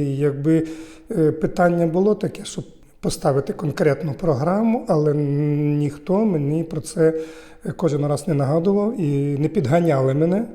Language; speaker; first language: Ukrainian; native; Ukrainian